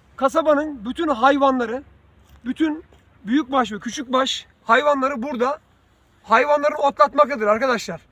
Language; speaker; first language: Turkish; native; Turkish